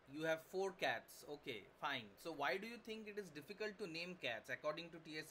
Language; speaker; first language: English; non-native, local second language; Bangla